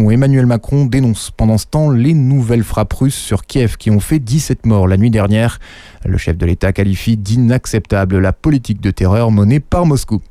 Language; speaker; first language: French; native; French